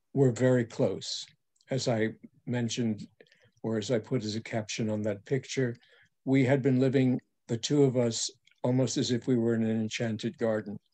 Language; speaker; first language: English; early bilingual, other home language; French